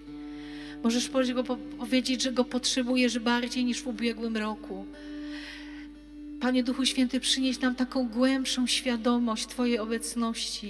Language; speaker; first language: Polish; native; Polish